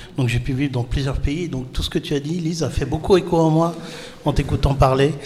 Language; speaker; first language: French; non-native, local second language; Arabic